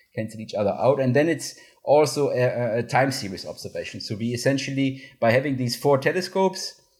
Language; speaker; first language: English; non-native, fluent; German